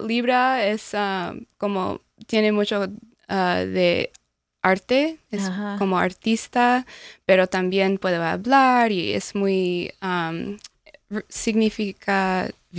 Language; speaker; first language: Spanish; non-native, learner; English